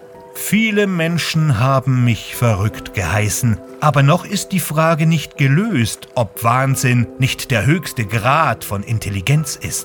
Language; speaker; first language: German; native; German